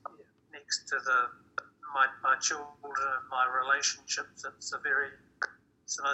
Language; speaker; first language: English; native; English